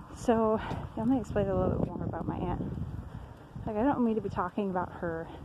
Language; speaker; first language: English; native; English